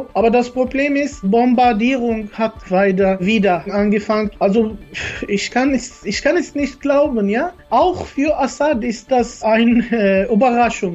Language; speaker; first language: German; non-native, learner; Arabic